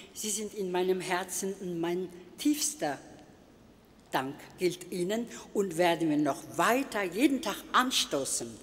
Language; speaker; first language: German; non-native, fluent; Turkish